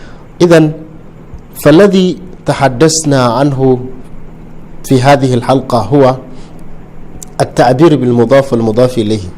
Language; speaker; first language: Arabic; non-native, fluent; Hausa